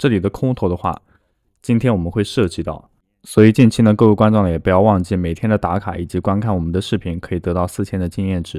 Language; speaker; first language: Chinese; native; Chinese